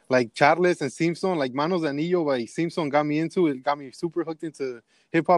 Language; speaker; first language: English; early bilingual, other home language; Spanish